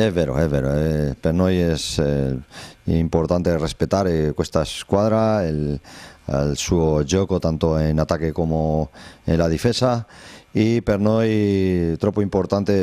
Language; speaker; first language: Italian; non-native, learner; Spanish